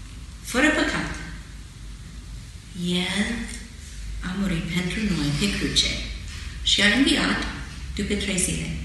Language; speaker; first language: Romanian; non-native, fluent; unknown